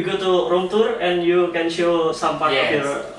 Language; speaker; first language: English; non-native, learner; Indonesian